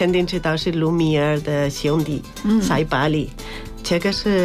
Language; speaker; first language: Chinese; non-native, learner; Spanish